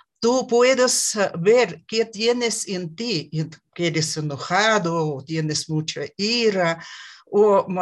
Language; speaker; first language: Spanish; non-native, learner; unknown